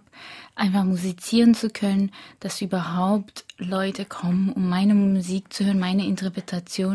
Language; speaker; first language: German; early bilingual, other home language; Korean